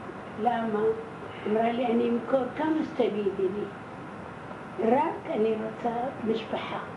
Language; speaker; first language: Hebrew; non-native, fluent; Arabic